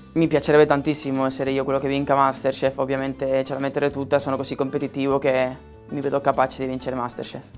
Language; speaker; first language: Italian; non-native, fluent; Spanish